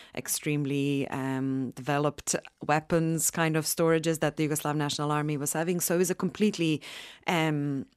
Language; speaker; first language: English; non-native, fluent; Bosnian